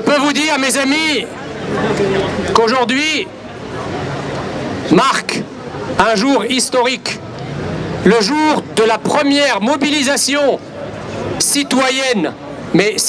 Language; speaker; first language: French; early bilingual, other home language; Arabic